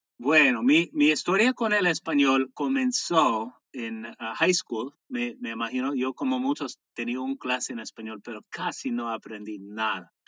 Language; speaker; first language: Spanish; non-native, fluent; English